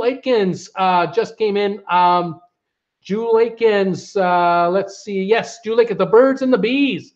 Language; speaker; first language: English; native; English